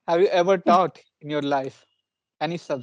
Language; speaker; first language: English; non-native, local second language; Punjabi